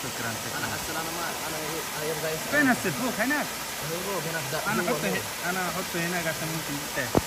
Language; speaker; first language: Arabic; non-native, learner; Bangla